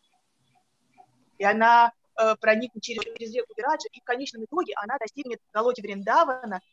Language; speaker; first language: Russian; native; Russian